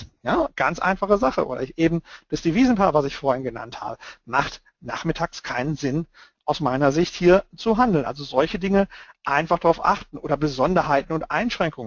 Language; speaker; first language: German; native; German